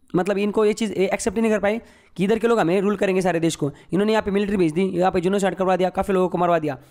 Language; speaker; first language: Hindi; non-native, local second language; Marathi